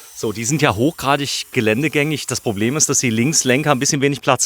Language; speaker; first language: German; native; German